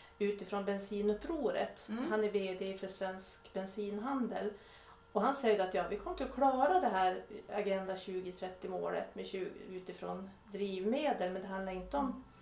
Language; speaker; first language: Swedish; native; Swedish